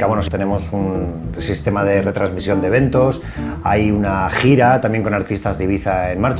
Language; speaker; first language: Spanish; native; Spanish